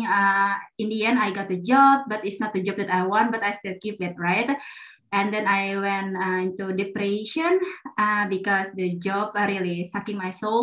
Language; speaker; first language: English; non-native, fluent; Indonesian